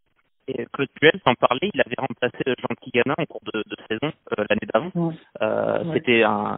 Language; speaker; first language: French; native; French